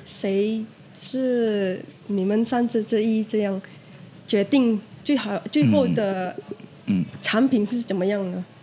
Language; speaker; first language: Chinese; non-native, fluent; Indonesian